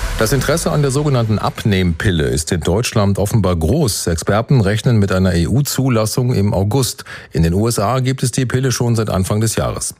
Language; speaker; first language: German; native; German